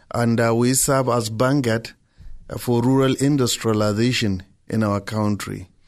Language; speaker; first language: English; non-native, local second language; Hausa